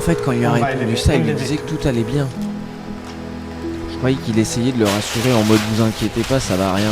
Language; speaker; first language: French; native; French